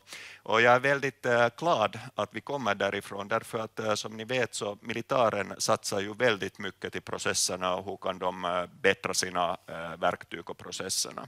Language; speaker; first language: Swedish; non-native, local second language; Finnish